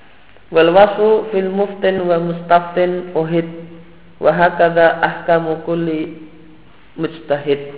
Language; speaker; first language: Arabic; non-native, fluent; Indonesian